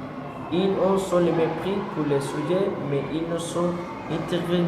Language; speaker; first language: French; non-native, learner; Spanish